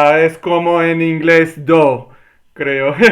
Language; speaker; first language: Spanish; non-native, learner; English